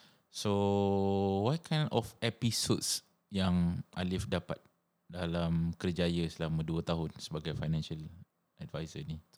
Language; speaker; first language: Malay; native; Malay